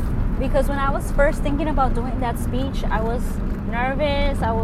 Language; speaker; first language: English; early bilingual, other home language; Spanish